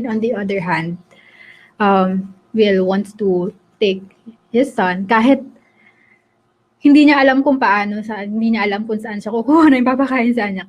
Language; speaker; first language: Filipino; native; Filipino